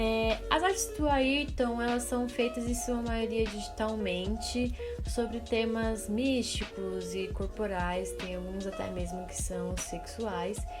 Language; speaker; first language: Portuguese; native; Portuguese